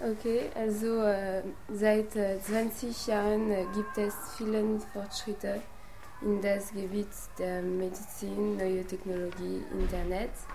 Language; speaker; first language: German; non-native, learner; French